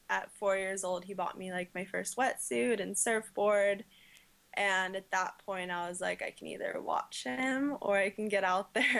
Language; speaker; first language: English; native; English